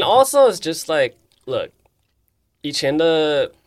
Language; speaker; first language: English; early bilingual, other home language; Chinese